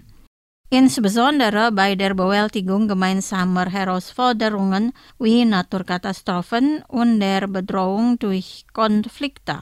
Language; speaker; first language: German; non-native, fluent; Indonesian